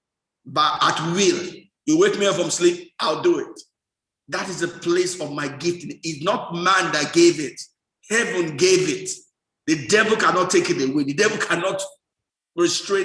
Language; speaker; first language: English; non-native, local second language; Yoruba